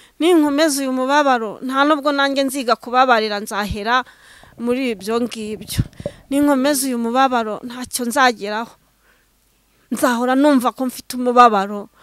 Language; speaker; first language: Kinyarwanda; native; Kinyarwanda